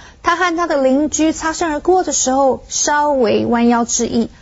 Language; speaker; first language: Chinese; native; Chinese